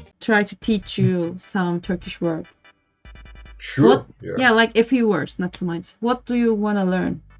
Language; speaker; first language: English; non-native, learner; Turkish